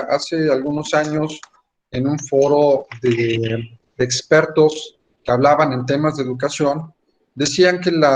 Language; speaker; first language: Spanish; native; Spanish